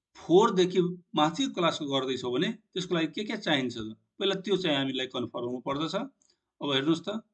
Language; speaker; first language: Nepali; non-native, local second language; Maithili